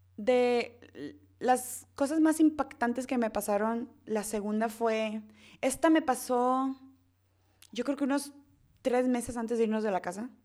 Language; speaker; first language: Spanish; early bilingual, heritage; Spanish